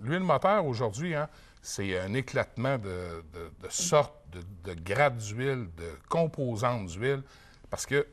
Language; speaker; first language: French; native; French